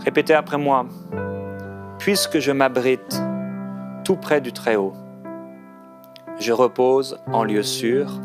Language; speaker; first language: French; non-native, local second language; Haitian Creole